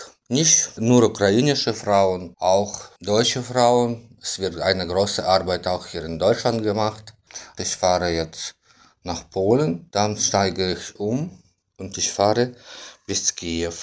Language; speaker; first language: German; non-native, fluent; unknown